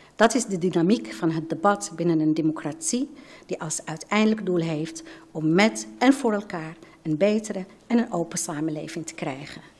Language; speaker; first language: Dutch; non-native, fluent; Arabic